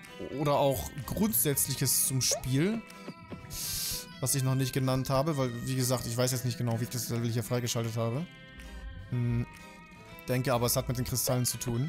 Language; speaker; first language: German; native; German